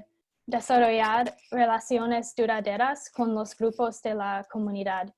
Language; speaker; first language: Spanish; non-native, fluent; English